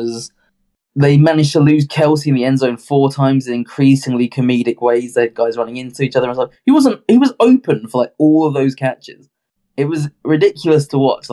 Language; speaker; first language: English; native; English